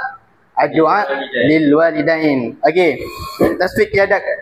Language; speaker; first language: Arabic; non-native, learner; Malay